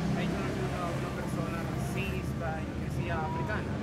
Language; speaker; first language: Italian; non-native, learner; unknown